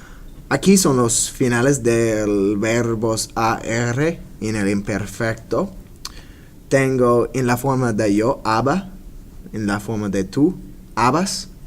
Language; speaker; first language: Spanish; non-native, fluent; English